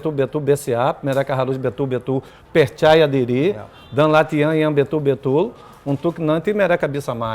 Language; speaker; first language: Indonesian; non-native, fluent; Portuguese